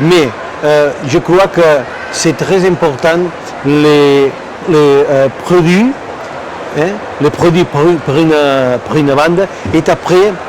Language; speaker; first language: French; non-native, learner; Catalan